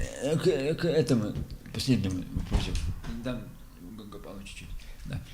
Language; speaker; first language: Russian; non-native, local second language; Lithuanian